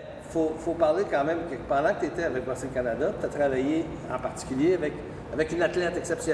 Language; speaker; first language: French; native; French